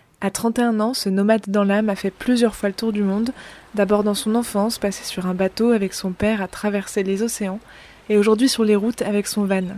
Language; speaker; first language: French; native; French